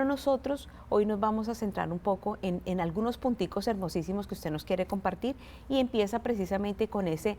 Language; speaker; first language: Spanish; native; Spanish